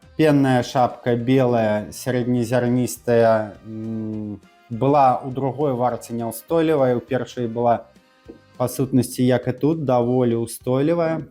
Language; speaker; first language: Belarusian; non-native, local second language; Russian